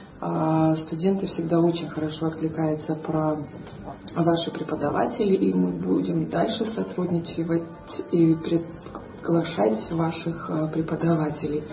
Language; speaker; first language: Russian; non-native, fluent; Lithuanian